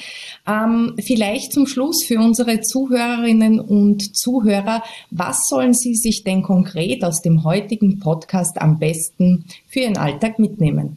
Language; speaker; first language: German; native; German